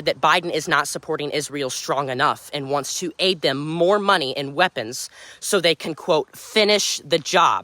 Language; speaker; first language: English; native; English